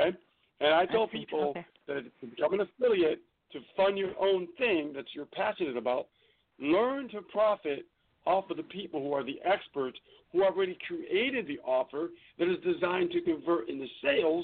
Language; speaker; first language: English; native; English